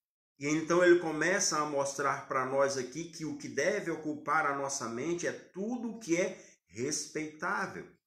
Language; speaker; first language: Portuguese; native; Portuguese